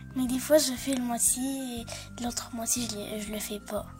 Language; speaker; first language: French; early bilingual, other home language; Arabic